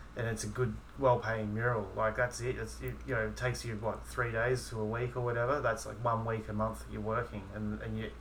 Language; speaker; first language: English; native; English